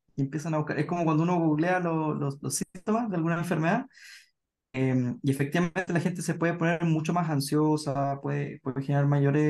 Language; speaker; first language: Spanish; native; Spanish